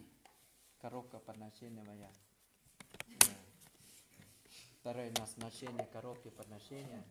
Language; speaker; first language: Russian; non-native, learner; Thai